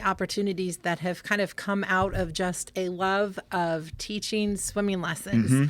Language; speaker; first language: English; native; English